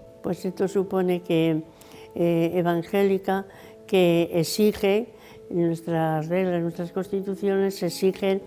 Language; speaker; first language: Spanish; native; Spanish